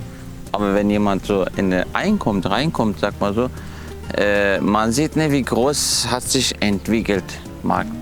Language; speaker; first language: German; non-native, learner; Turkish